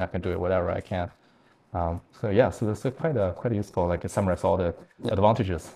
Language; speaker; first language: English; non-native, fluent; Chinese